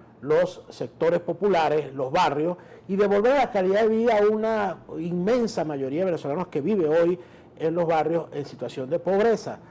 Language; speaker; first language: Spanish; native; Spanish